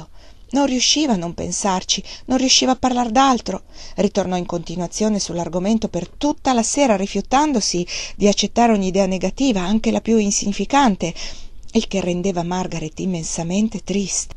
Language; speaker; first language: Italian; native; Italian